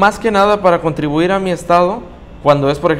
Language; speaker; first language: Spanish; native; Spanish